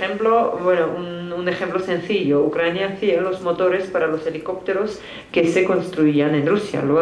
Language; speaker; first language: Spanish; native; Spanish